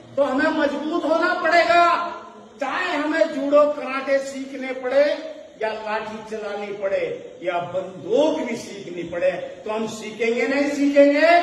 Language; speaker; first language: Hindi; native; Hindi